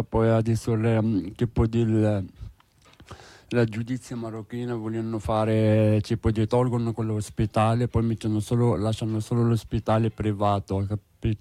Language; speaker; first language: Italian; non-native, learner; Arabic